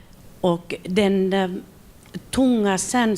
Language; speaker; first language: Swedish; non-native, local second language; Finnish